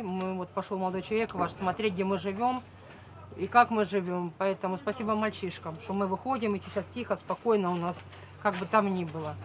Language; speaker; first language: Russian; native; Russian